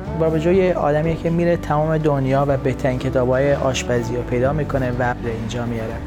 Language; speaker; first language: Persian; native; Persian